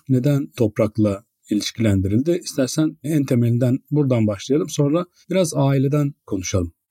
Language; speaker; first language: Turkish; native; Turkish